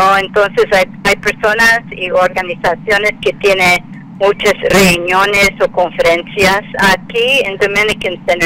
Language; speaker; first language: Spanish; non-native, fluent; English